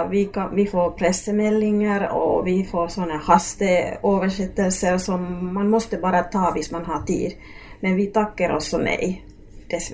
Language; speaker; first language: Norwegian; non-native, fluent; Finnish